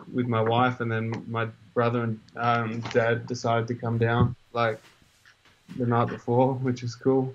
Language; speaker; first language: English; native; English